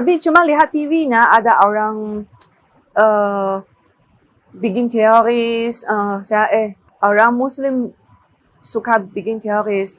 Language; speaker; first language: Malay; non-native, learner; Chinese